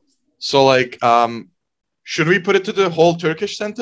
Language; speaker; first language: English; non-native, fluent; Turkish